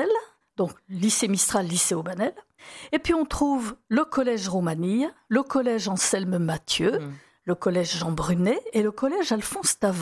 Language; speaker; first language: French; native; French